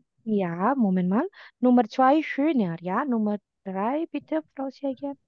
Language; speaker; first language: German; non-native, fluent; Indonesian